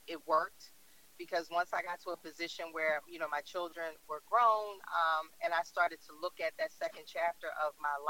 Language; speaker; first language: English; native; English